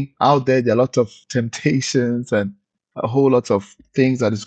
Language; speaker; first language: English; non-native, local second language; Akan